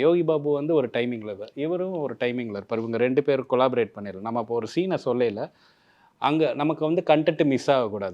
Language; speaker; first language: Tamil; native; Tamil